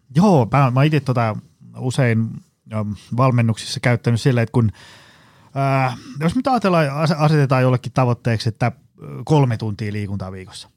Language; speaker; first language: Finnish; native; Finnish